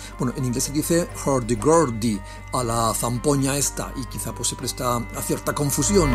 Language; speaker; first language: Spanish; native; Spanish